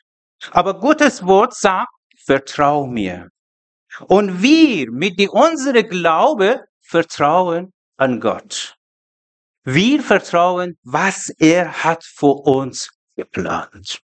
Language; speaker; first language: German; non-native, learner; Persian